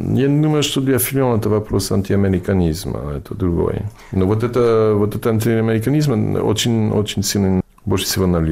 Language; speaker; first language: Russian; non-native, fluent; English